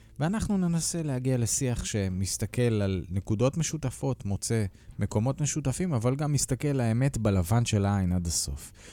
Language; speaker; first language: Hebrew; native; Hebrew